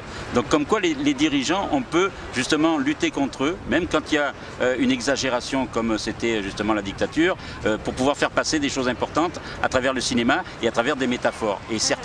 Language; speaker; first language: French; native; French